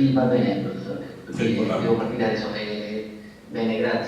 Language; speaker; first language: Italian; non-native, learner; Spanish